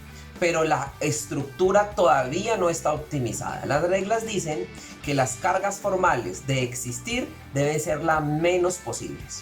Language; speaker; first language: Spanish; native; Spanish